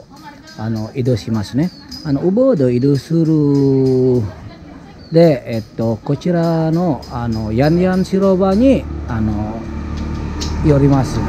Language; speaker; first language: Japanese; non-native, fluent; Indonesian